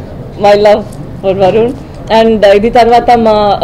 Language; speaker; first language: Telugu; non-native, fluent; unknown